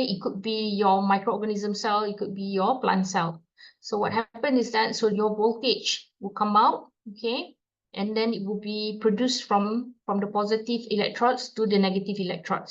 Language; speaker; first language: English; non-native, fluent; Malay